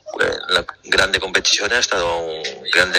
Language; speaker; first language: Italian; non-native, learner; Spanish